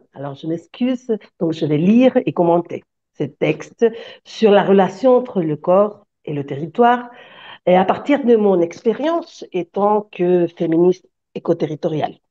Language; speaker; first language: French; non-native, fluent; Spanish